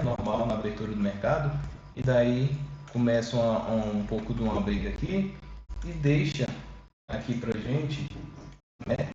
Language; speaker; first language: Portuguese; native; Portuguese